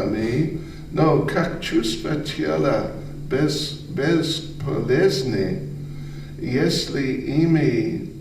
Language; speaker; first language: Russian; non-native, learner; English